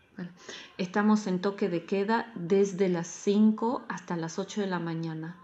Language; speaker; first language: Spanish; non-native, fluent; Ukrainian